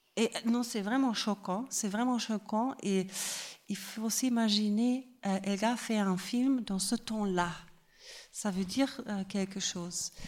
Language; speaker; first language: French; non-native, fluent; German